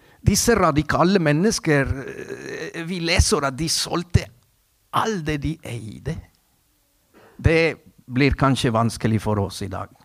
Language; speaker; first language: Norwegian; non-native, fluent; Spanish